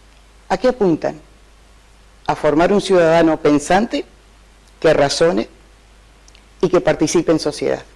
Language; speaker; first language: Spanish; native; Spanish